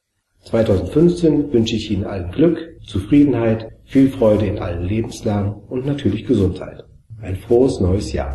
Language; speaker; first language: German; native; German